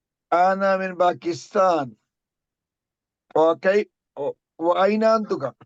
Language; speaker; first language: Arabic; non-native, learner; Urdu